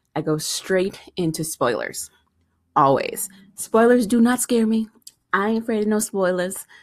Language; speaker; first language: English; native; English